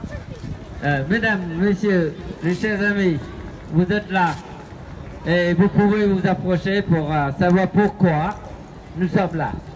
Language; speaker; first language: French; non-native, fluent; Vietnamese